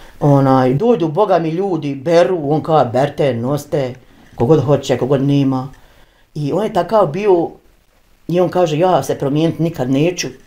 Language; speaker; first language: Croatian; native; Croatian